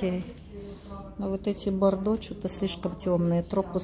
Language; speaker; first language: Italian; non-native, learner; Russian